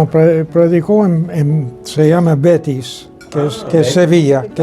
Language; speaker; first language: Spanish; non-native, fluent; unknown